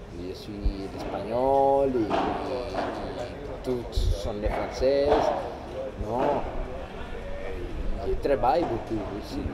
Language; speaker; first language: French; non-native, learner; Spanish